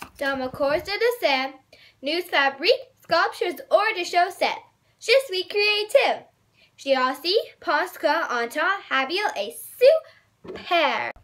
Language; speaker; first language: French; non-native, learner; English